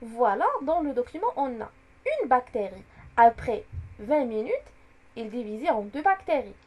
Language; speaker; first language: French; non-native, local second language; Arabic